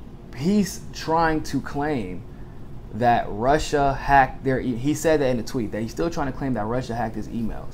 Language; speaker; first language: English; native; English